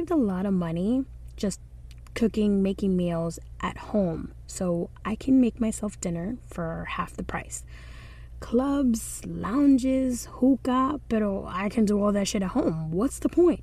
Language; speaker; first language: English; non-native, fluent; Spanish